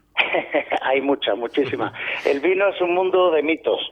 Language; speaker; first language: Spanish; native; Spanish